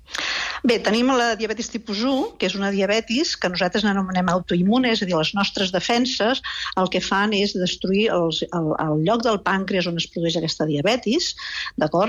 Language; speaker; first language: Catalan; native; Catalan